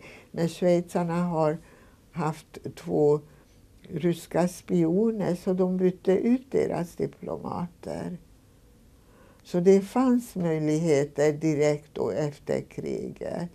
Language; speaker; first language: Swedish; non-native, fluent; Hungarian